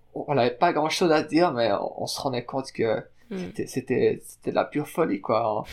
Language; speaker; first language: French; native; French